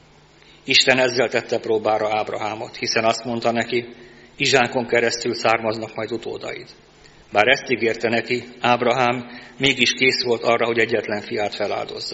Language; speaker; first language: Hungarian; native; Hungarian